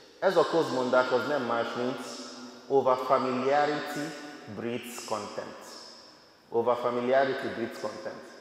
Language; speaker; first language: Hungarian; non-native, fluent; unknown